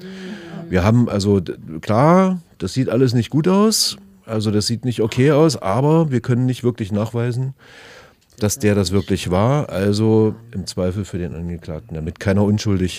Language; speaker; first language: German; native; German